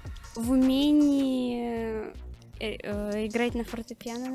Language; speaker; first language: Russian; native; Russian